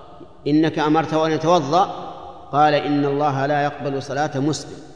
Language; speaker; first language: Arabic; native; Arabic